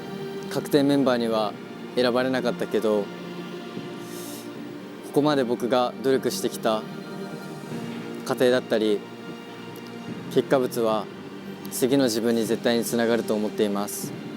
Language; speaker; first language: Japanese; native; Japanese